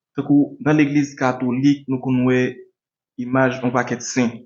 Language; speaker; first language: Haitian Creole; native; Haitian Creole